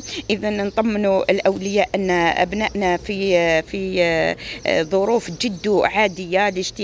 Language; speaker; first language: Arabic; native; Arabic